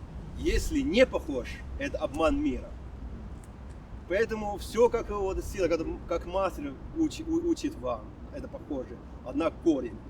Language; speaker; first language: Russian; non-native, fluent; Chinese